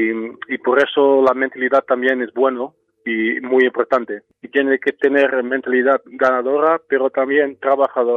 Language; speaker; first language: Spanish; non-native, learner; Dutch